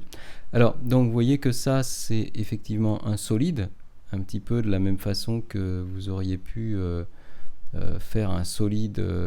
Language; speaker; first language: French; native; French